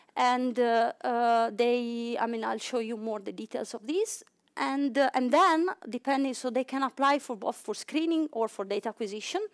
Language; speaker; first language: English; non-native, fluent; Italian